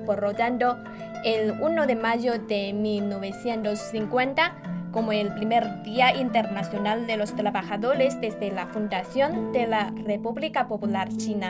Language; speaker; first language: Spanish; non-native, fluent; Chinese